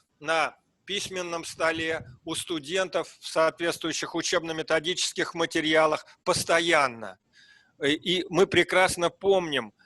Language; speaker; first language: Russian; native; Russian